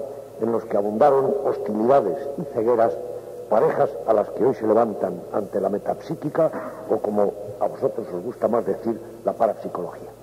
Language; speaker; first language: Spanish; native; Spanish